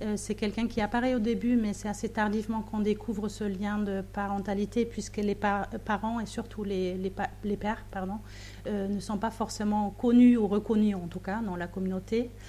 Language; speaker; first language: French; non-native, fluent; German